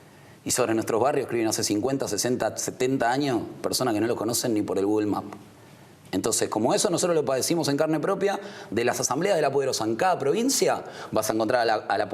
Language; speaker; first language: Spanish; native; Spanish